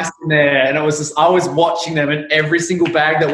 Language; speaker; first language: English; native; English